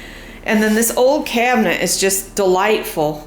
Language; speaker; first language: English; native; English